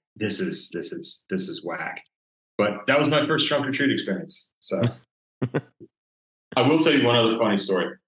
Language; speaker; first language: English; native; English